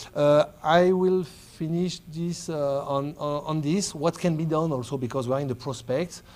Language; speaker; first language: English; non-native, fluent; French